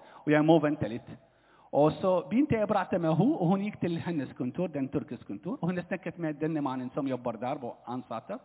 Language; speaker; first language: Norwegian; non-native, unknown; Arabic